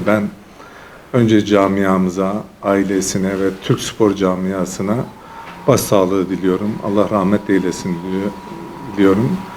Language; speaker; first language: Turkish; native; Turkish